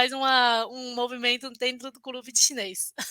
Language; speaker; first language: Portuguese; non-native, fluent; Chinese